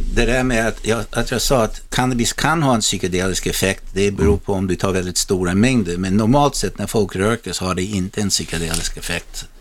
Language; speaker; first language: Swedish; non-native, fluent; English